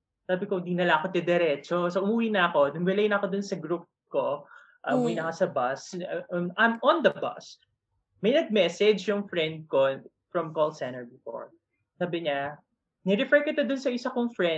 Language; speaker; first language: English; non-native, local second language; Filipino